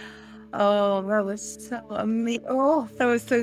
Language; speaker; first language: English; native; English